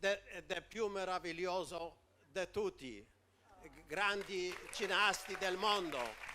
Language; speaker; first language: Italian; non-native, learner; Polish